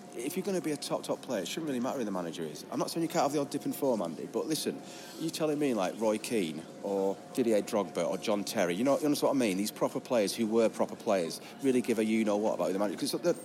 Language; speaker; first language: English; native; English